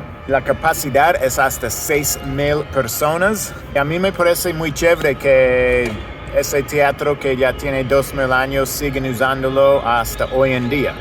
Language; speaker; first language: Spanish; non-native, fluent; English